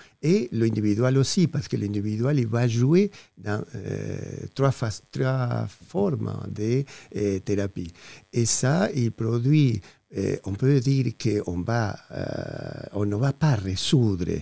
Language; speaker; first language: French; non-native, fluent; Spanish